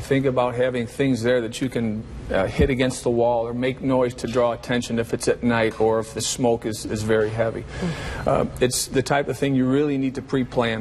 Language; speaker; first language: English; native; English